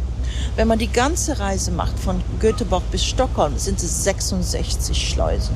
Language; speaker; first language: German; non-native, fluent; Swedish